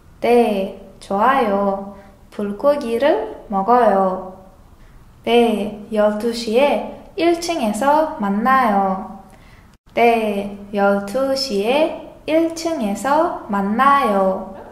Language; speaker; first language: Korean; non-native, fluent; Uzbek